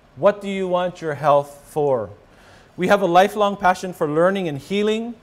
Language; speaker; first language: English; native; English